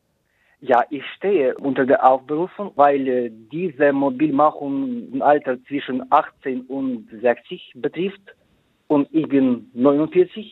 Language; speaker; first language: German; non-native, fluent; Ukrainian